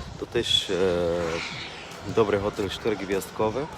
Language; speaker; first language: Polish; non-native, learner; Arabic